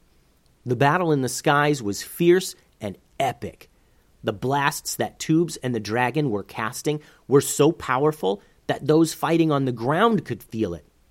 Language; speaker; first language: English; native; English